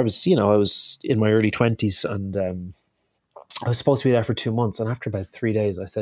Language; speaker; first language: English; native; English